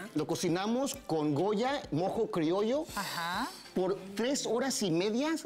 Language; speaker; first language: Spanish; early bilingual, heritage; Spanish